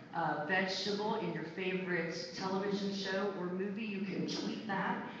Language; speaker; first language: English; native; English